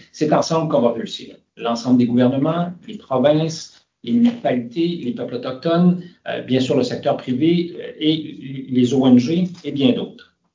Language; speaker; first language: French; native; French